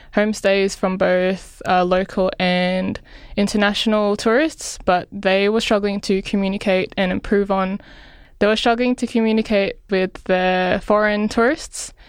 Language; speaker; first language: English; non-native, local second language; Filipino